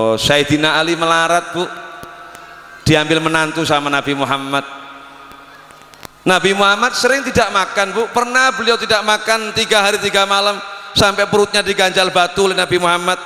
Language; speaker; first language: Indonesian; non-native, local second language; Javanese